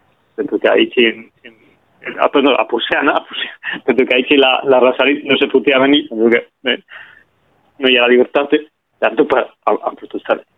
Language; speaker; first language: Romanian; non-native, fluent; Spanish